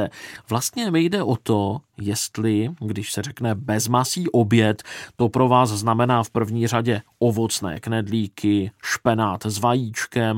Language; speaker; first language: Czech; native; Czech